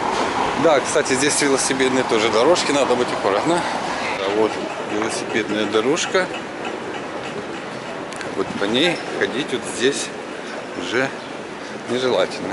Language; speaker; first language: Russian; native; Russian